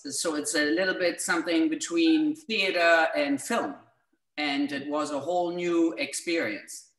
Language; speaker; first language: English; non-native, fluent; German